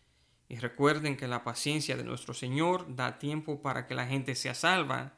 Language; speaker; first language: Spanish; native; Spanish